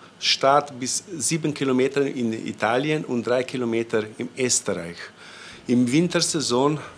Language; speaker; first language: German; non-native, learner; Slovenian